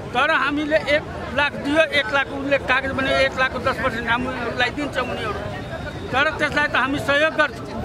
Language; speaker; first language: Nepali; non-native, local second language; Maithili